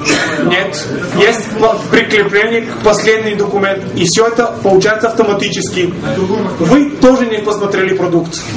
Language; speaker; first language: Russian; non-native, fluent; Bulgarian